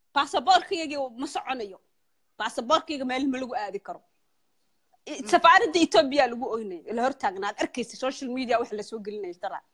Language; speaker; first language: Somali; early bilingual, heritage; Somali